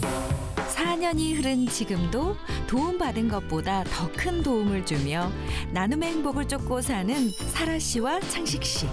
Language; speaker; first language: Korean; native; Korean